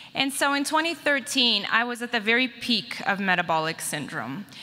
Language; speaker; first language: English; native; English